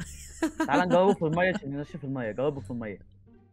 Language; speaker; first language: Arabic; native; Arabic